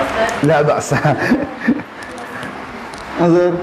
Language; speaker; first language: Arabic; non-native, fluent; Indonesian